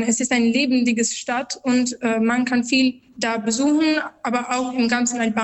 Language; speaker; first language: German; non-native, learner; Albanian